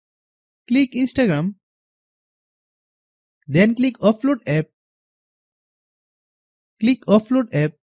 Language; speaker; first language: English; non-native, fluent; Bangla